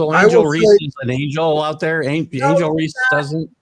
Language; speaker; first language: English; native; English